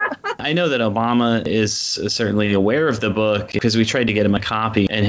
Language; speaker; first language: English; native; English